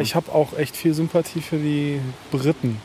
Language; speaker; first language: German; native; German